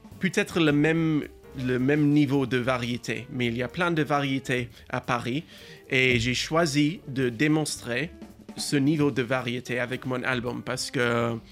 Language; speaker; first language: French; non-native, learner; English